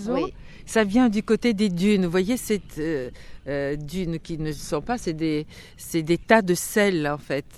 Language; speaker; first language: French; non-native, fluent; Bulgarian